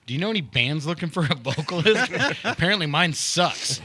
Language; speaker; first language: English; native; English